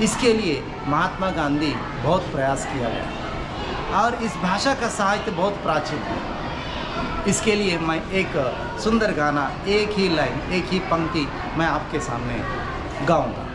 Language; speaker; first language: Hindi; non-native, local second language; Telugu